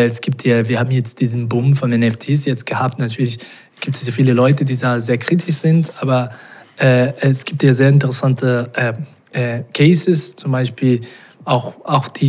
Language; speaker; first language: German; non-native, fluent; Portuguese